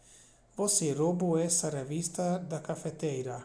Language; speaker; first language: Portuguese; non-native, learner; Hungarian